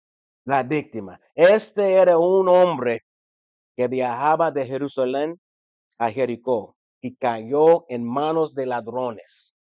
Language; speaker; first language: Spanish; non-native, fluent; English